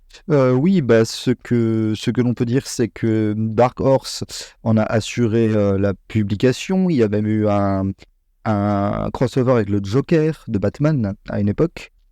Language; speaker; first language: French; native; French